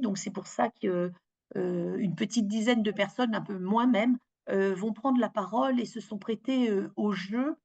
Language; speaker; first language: French; native; French